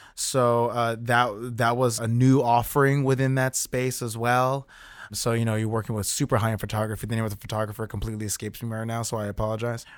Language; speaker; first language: English; native; English